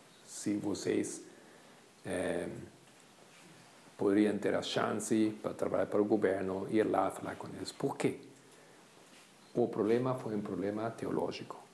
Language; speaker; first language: Portuguese; non-native, fluent; Spanish